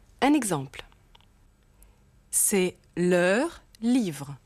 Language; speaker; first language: French; non-native, fluent; German